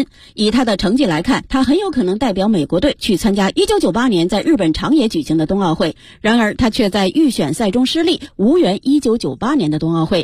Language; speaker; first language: Chinese; native; Chinese